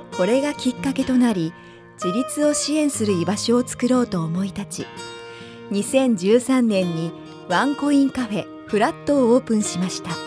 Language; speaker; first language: Japanese; native; Japanese